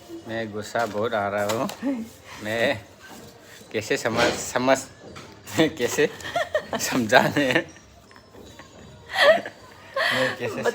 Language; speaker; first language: Hindi; non-native, local second language; Manipuri